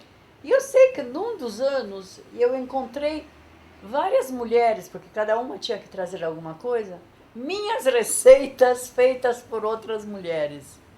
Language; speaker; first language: Portuguese; non-native, fluent; Polish